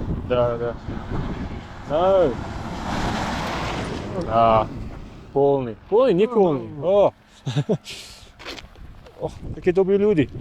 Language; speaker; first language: Russian; non-native, fluent; English